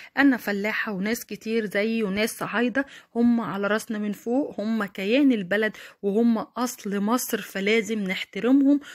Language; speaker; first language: Arabic; native; Arabic